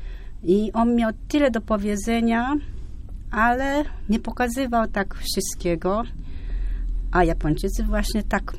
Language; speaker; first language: Polish; non-native, fluent; Japanese